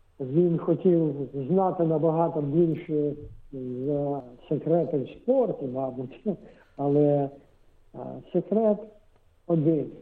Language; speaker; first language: Ukrainian; non-native, local second language; Russian